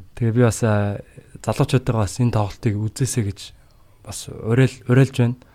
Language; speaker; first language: Mongolian; native; Mongolian